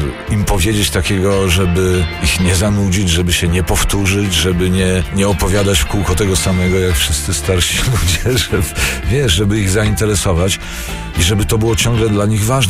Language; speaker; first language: Polish; native; Polish